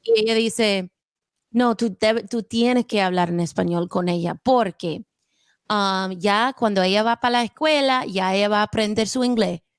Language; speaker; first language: Spanish; non-native, fluent; English